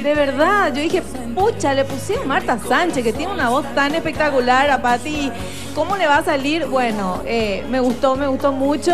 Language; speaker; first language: Spanish; native; Spanish